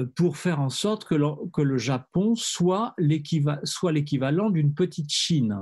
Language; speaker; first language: French; native; French